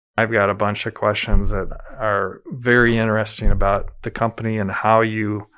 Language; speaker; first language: English; native; English